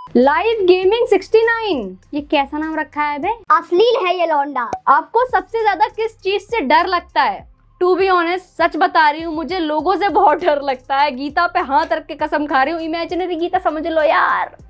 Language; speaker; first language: Hindi; native; Hindi